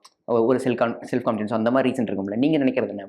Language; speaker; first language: Tamil; native; Tamil